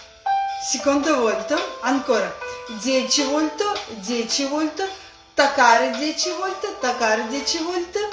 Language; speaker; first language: Italian; non-native, learner; Russian